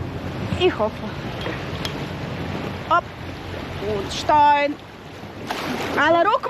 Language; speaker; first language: German; non-native, learner; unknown